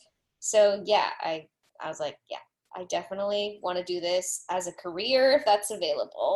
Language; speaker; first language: English; early bilingual, other home language; Spanish